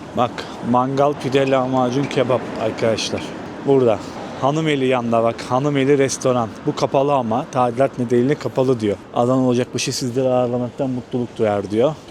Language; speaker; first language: Turkish; native; Turkish